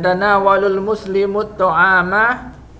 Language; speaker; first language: Arabic; non-native, learner; Indonesian